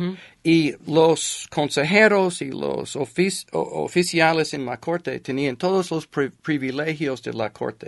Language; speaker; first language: Spanish; non-native, fluent; English